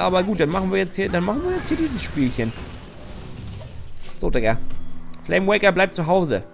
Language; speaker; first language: German; native; German